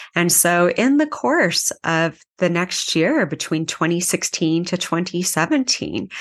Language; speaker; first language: English; native; English